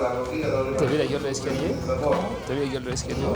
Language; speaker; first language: French; native; French